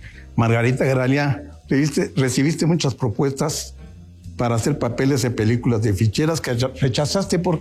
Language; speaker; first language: Spanish; native; Spanish